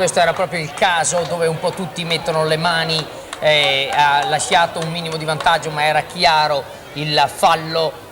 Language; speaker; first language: Italian; native; Italian